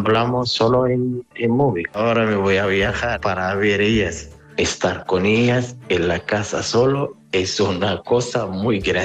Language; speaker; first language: Spanish; non-native, learner; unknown